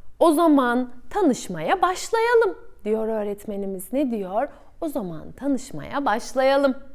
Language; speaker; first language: Turkish; native; Turkish